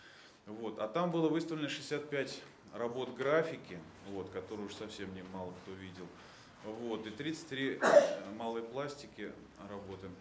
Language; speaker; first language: Russian; native; Russian